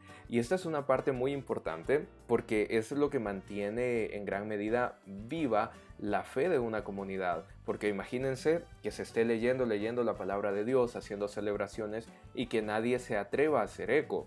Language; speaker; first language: Spanish; native; Spanish